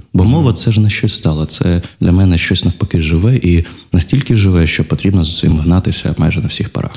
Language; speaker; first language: Ukrainian; non-native, local second language; Russian